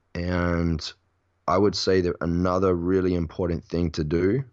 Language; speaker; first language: English; native; English